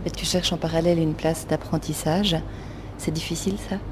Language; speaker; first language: French; native; French